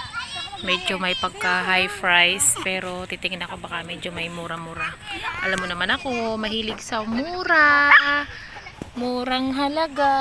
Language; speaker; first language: Filipino; native; Filipino